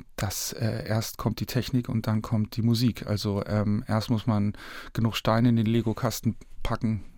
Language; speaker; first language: German; native; German